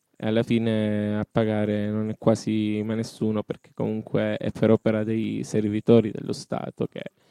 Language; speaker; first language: Italian; native; Italian